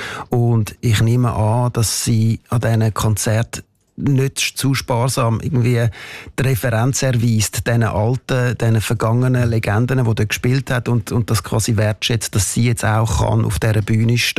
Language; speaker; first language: German; native; German